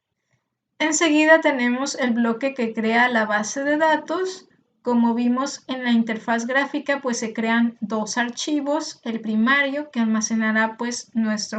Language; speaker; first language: Spanish; native; Spanish